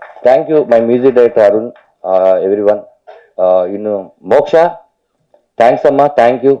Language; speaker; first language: Tamil; non-native, learner; Telugu